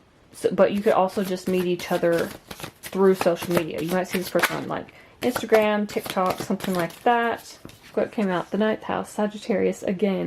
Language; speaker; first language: English; native; English